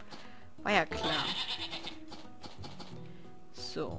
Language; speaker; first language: German; native; German